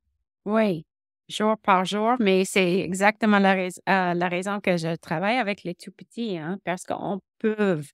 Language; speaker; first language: French; non-native, local second language; English